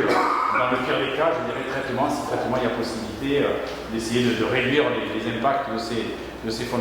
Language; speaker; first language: French; native; French